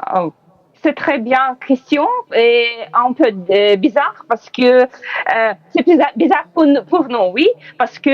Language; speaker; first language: French; non-native, learner; Ukrainian